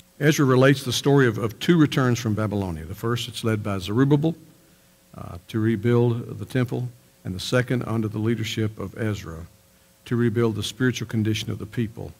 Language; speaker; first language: English; native; English